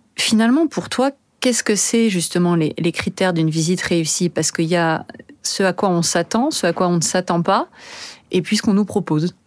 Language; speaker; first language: French; native; French